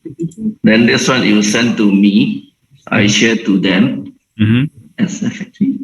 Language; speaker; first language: English; non-native, local second language; Chinese